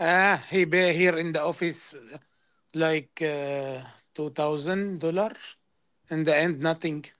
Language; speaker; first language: English; non-native, learner; Arabic